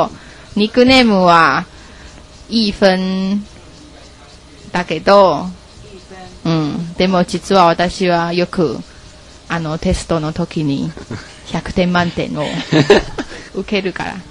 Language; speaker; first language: Japanese; non-native, fluent; Chinese